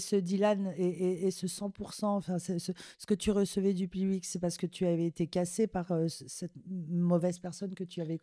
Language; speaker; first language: French; native; French